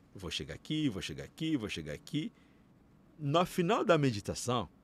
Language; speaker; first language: Portuguese; non-native, fluent; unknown